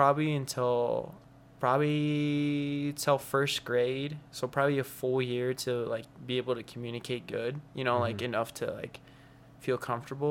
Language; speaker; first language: English; early bilingual, other home language; Spanish